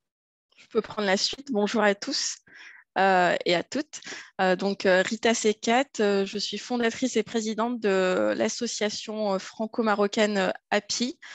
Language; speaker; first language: French; native; French